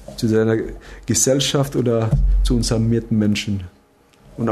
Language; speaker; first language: German; non-native, fluent; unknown